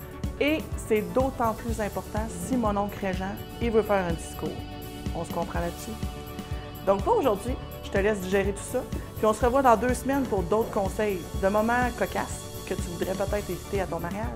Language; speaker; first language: French; native; French